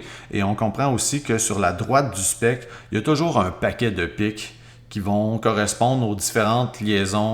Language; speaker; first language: French; native; French